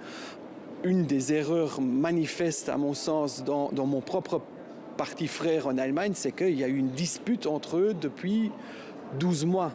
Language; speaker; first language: French; non-native, local second language; German